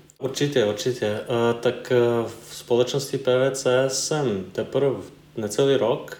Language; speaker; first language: Czech; non-native, fluent; Serbian